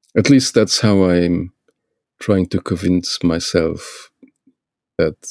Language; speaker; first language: English; non-native, fluent; Portuguese